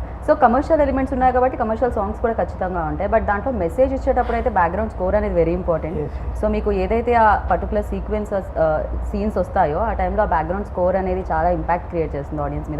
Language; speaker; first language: Telugu; native; Telugu